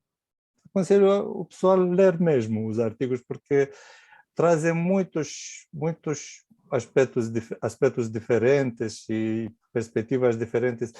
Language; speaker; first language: Portuguese; non-native, fluent; Romanian